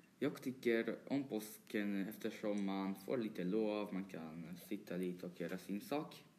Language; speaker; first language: Swedish; early bilingual, other home language; Polish